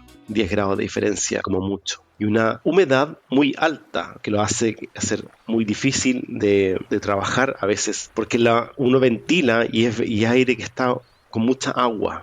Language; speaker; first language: Spanish; native; Spanish